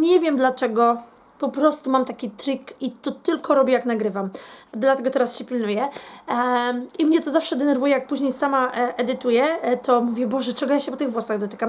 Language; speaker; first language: Polish; native; Polish